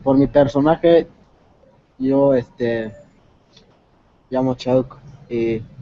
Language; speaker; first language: Spanish; non-native, local second language; Tzotzil